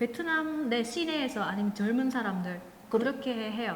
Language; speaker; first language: Korean; non-native, fluent; Vietnamese